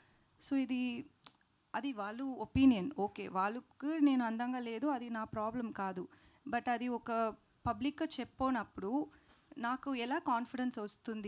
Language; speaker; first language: Telugu; non-native, local second language; Tamil